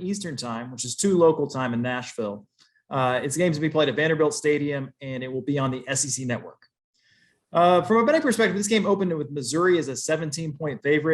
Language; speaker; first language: English; native; English